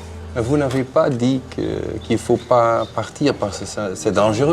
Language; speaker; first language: French; non-native, fluent; Dutch